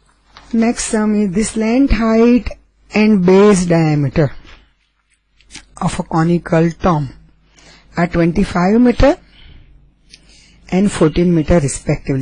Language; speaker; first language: English; non-native, local second language; Gujarati